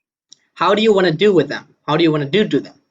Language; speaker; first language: English; non-native, fluent; Burmese